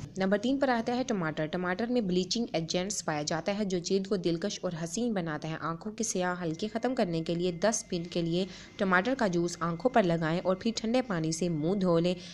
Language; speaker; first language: Urdu; native; Urdu